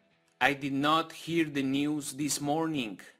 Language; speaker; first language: English; non-native, fluent; Spanish